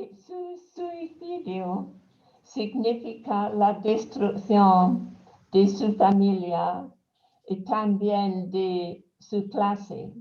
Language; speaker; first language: Spanish; non-native, fluent; English